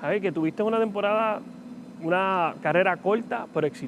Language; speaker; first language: Spanish; native; Spanish